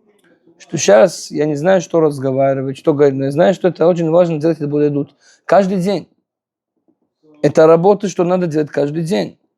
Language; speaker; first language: Russian; non-native, fluent; Hebrew